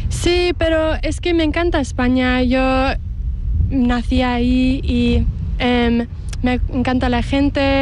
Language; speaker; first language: Spanish; early bilingual, heritage; English